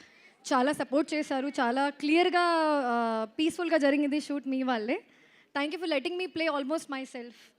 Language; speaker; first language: Telugu; non-native, local second language; Hindi